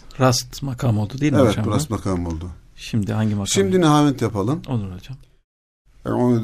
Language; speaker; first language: Turkish; native; Turkish